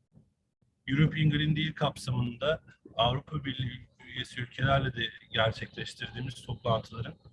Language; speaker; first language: Turkish; native; Turkish